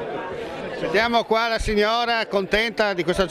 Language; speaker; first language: Italian; native; Italian